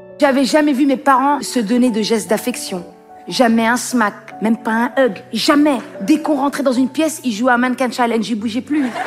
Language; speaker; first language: French; native; French